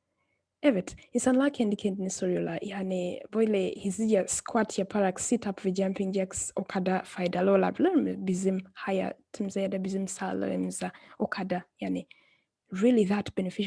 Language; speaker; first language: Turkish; non-native, fluent; English